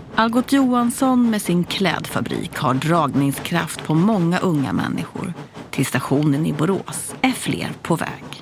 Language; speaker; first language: Swedish; native; Swedish